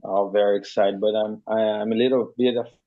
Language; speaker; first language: English; non-native, learner; Portuguese